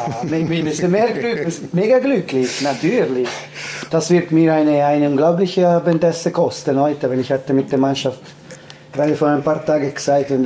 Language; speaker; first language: German; non-native, fluent; Italian